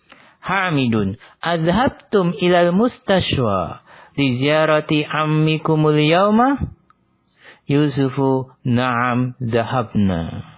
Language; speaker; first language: Arabic; non-native, fluent; Indonesian